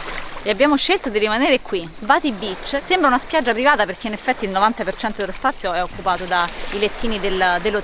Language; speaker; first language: Italian; native; Italian